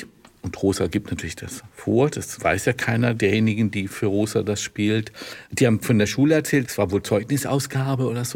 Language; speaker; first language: German; native; German